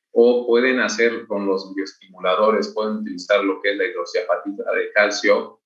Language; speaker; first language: Spanish; native; Spanish